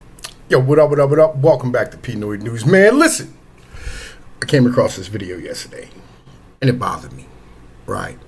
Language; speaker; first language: English; native; English